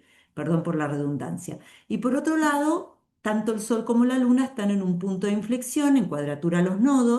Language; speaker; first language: Spanish; native; Spanish